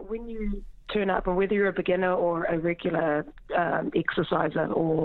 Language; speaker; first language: English; native; English